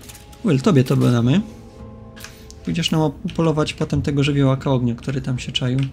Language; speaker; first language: Polish; native; Polish